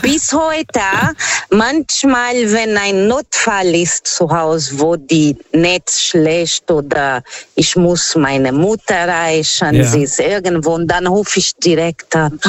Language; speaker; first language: German; non-native, fluent; Portuguese